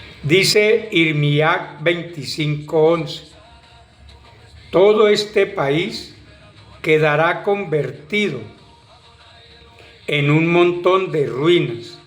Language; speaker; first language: Spanish; native; Spanish